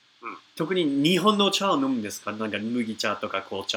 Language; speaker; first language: Japanese; non-native, fluent; English